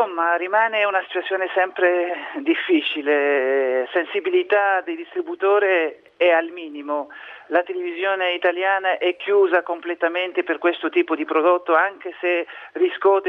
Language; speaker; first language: Italian; non-native, fluent; Arabic